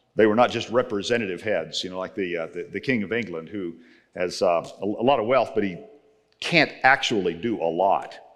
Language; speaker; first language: English; native; English